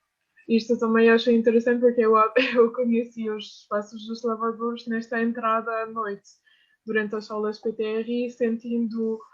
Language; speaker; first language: Portuguese; non-native, fluent; French